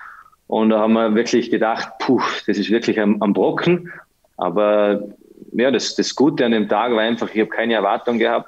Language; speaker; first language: German; native; German